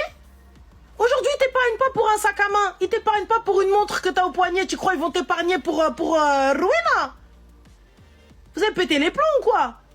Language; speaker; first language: French; native; French